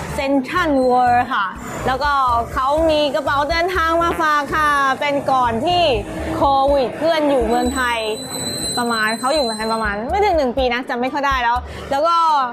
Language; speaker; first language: Thai; non-native, fluent; Chinese